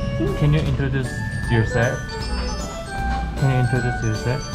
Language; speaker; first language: English; non-native, learner; Korean